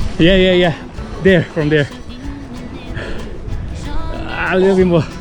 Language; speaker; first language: English; non-native, learner; Korean